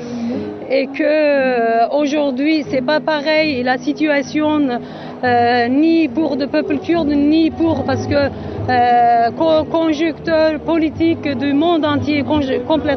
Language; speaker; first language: French; non-native, learner; Kurdish